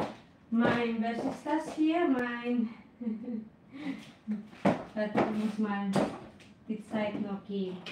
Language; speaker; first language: German; non-native, learner; Filipino